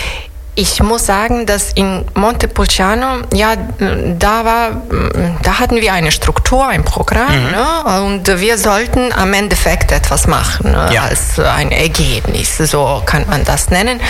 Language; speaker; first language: German; non-native, fluent; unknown